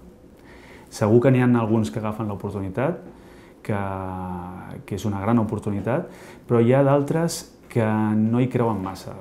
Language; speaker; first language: Catalan; native; Catalan